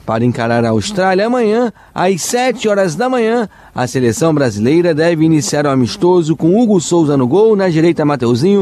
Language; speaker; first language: Portuguese; native; Portuguese